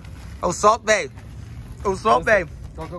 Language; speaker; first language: Portuguese; non-native, learner; English